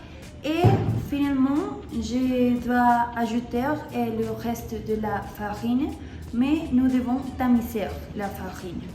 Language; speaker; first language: French; non-native, learner; Spanish